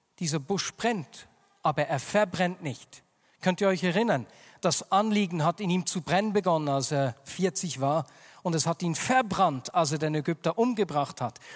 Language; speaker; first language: German; native; German